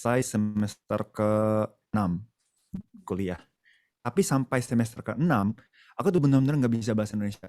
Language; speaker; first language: Indonesian; non-native, fluent; Japanese